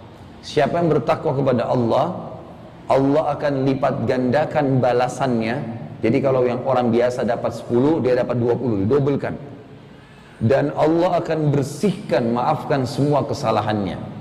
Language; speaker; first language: Indonesian; native; Indonesian